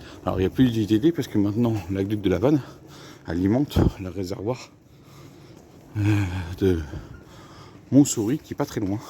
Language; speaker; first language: French; native; French